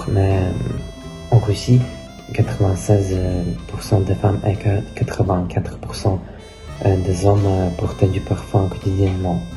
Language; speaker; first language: French; non-native, learner; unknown